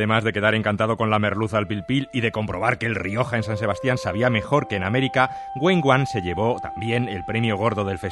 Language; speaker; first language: Spanish; native; Spanish